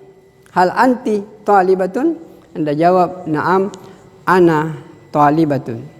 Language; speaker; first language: Arabic; non-native, fluent; Indonesian